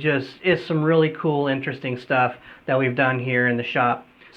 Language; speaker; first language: English; native; English